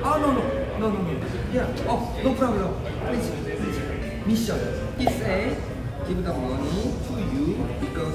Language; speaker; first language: English; non-native, learner; Korean